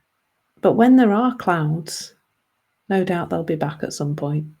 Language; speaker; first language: English; native; English